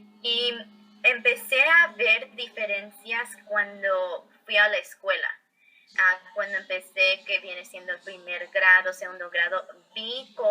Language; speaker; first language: Spanish; early bilingual, heritage; Spanish